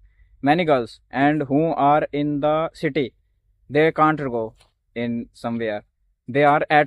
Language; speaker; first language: English; non-native, learner; Hindi